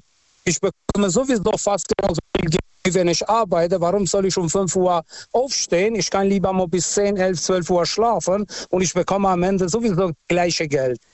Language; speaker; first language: German; non-native, fluent; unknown